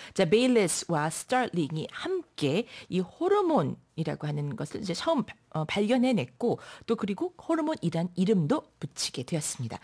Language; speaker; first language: Korean; native; Korean